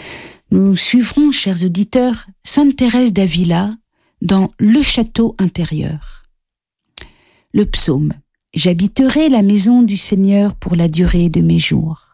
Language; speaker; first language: French; native; French